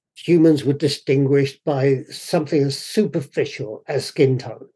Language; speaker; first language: English; native; English